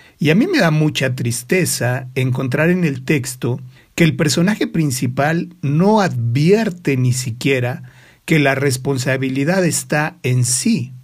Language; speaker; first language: Spanish; native; Spanish